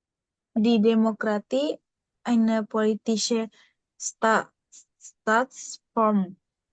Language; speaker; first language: German; non-native, learner; Indonesian